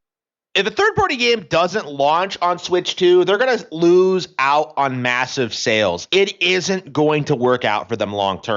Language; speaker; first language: English; native; English